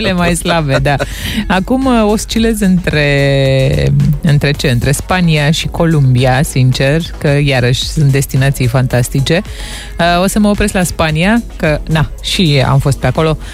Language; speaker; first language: Romanian; native; Romanian